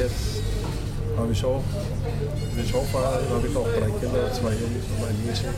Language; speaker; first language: German; non-native, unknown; Turkish